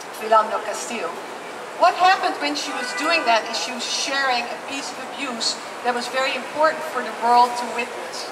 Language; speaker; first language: English; non-native, fluent; Dutch